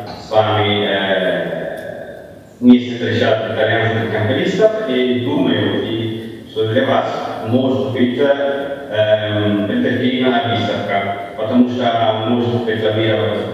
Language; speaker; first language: Russian; non-native, learner; Italian